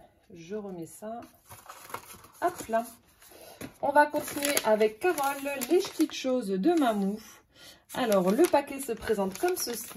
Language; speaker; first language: French; native; French